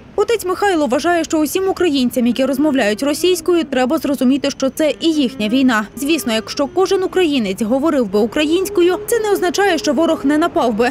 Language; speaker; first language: Ukrainian; native; Ukrainian